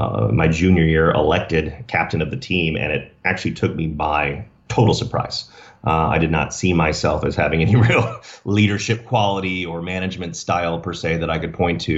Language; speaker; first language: English; native; English